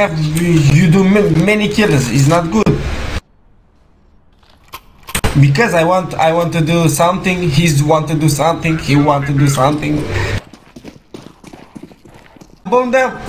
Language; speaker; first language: English; non-native, fluent; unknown